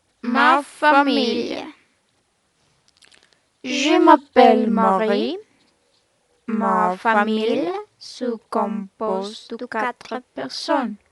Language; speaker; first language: French; non-native, learner; Spanish